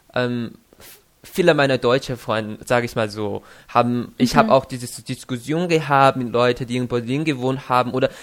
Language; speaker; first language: German; non-native, fluent; Chinese